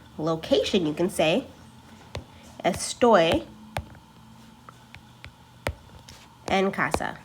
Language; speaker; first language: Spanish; non-native, learner; English